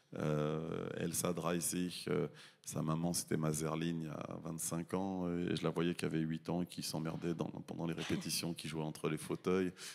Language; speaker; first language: French; native; French